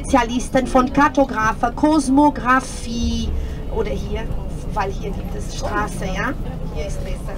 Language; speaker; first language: German; non-native, fluent; Portuguese